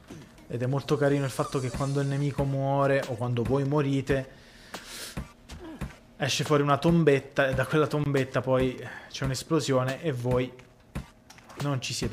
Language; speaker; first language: Italian; native; Italian